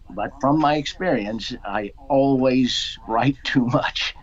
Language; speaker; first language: English; native; English